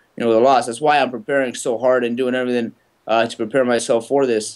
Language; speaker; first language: English; native; English